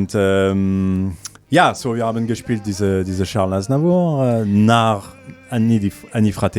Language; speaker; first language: German; non-native, learner; French